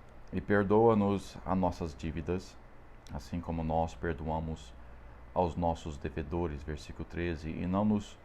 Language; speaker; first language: Portuguese; non-native, fluent; English